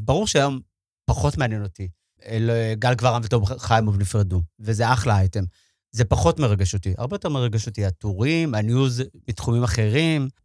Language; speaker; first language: Hebrew; native; Hebrew